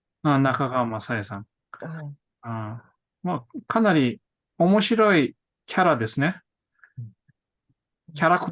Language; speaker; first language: Japanese; non-native, fluent; Korean